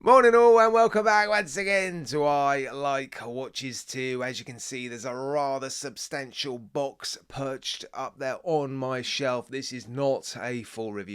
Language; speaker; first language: English; native; English